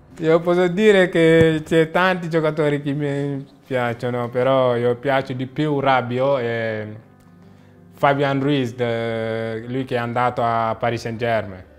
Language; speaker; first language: Italian; non-native, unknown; Wolof